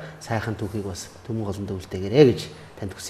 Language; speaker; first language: Mongolian; native; Mongolian